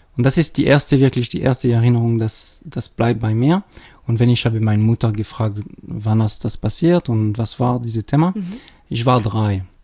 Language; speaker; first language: German; non-native, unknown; French